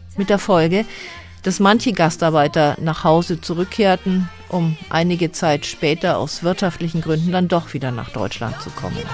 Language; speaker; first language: German; native; German